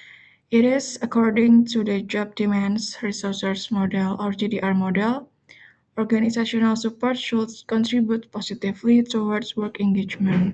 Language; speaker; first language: English; non-native, learner; Indonesian